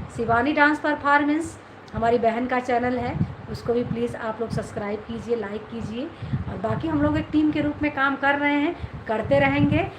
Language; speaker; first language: Hindi; native; Hindi